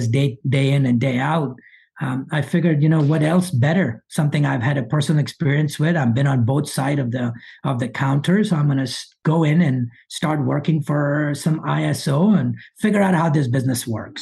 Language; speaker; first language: English; early bilingual, other home language; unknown